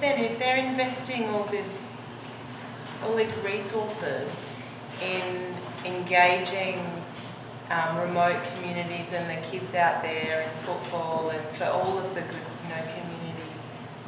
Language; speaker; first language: English; native; English